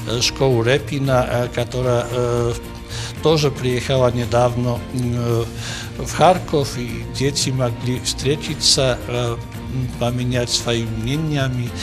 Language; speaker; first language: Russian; non-native, learner; Polish